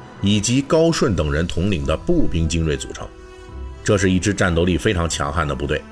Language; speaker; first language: Chinese; native; Chinese